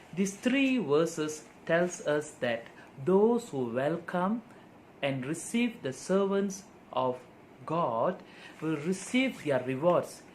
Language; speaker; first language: English; non-native, local second language; Tamil